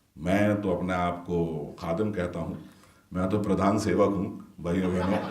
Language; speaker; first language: Urdu; native; Urdu